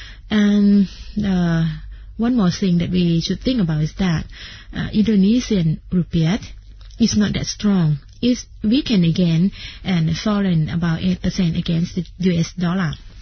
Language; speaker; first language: English; non-native, fluent; Thai